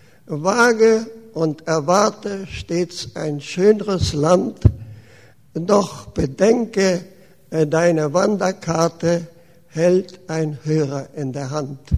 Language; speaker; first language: German; early bilingual, heritage; German